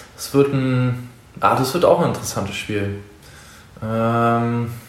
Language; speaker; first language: German; native; German